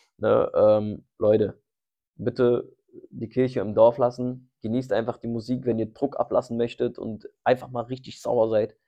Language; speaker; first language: German; early bilingual, other home language; Turkish